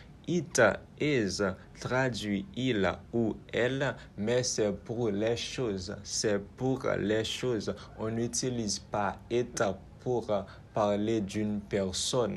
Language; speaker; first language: French; non-native, local second language; Haitian Creole